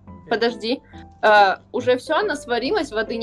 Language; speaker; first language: Russian; native; Russian